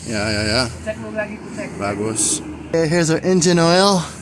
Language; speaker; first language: English; native; English